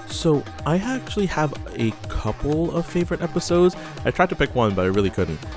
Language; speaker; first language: English; native; English